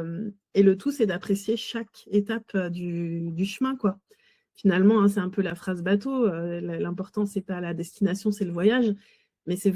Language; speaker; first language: French; native; French